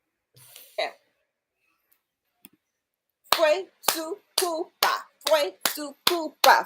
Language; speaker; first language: Spanish; non-native, learner; English